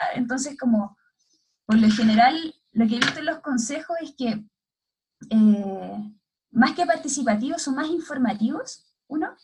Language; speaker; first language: Spanish; native; Spanish